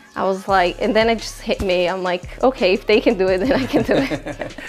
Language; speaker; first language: English; non-native, fluent; Portuguese